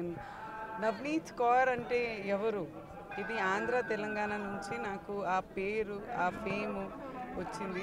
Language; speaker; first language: Telugu; non-native, learner; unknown